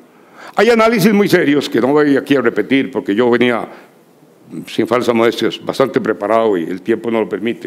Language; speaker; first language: Spanish; native; Spanish